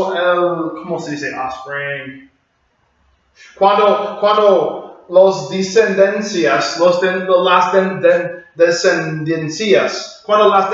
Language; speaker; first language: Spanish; non-native, learner; English